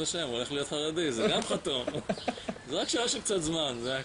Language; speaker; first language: Hebrew; non-native, learner; English